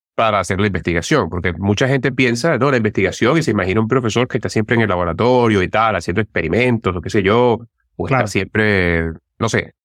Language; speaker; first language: Spanish; native; Spanish